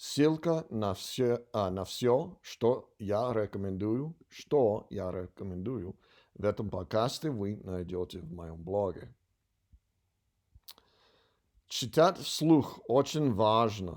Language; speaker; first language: Russian; non-native, learner; English